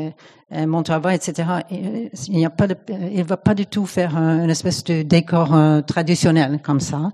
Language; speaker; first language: French; non-native, fluent; English